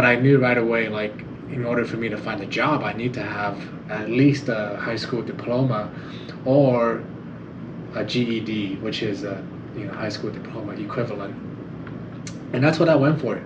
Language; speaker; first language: English; non-native, fluent; Chinese